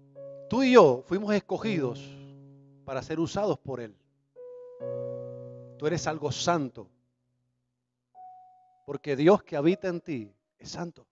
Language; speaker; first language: Spanish; native; Spanish